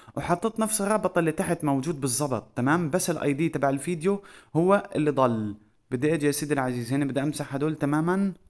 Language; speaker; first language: Arabic; native; Arabic